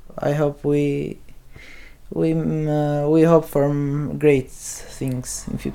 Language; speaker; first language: English; non-native, learner; Albanian